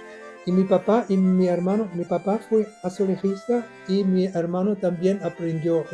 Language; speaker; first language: Spanish; non-native, learner; German